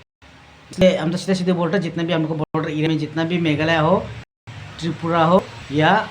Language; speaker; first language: Hindi; non-native, local second language; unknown